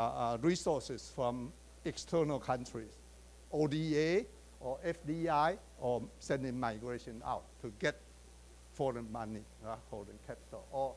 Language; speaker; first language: English; non-native, fluent; Chinese